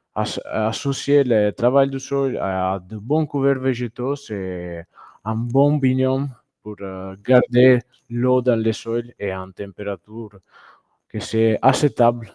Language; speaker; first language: French; non-native, fluent; Italian